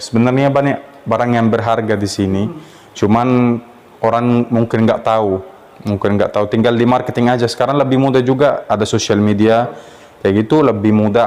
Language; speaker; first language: Indonesian; non-native, fluent; Arabic